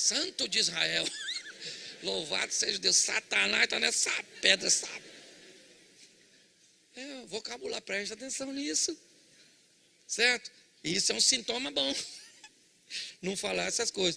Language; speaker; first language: Portuguese; native; Portuguese